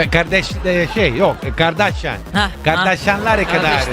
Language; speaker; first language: Turkish; non-native, learner; Italian